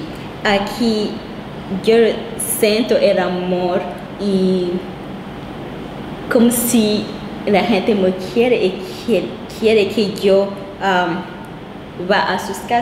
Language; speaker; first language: Spanish; non-native, local second language; Kinyarwanda